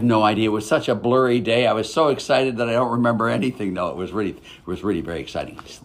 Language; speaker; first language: English; native; English